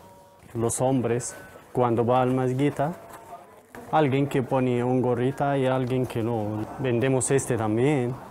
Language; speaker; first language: Spanish; non-native, learner; Arabic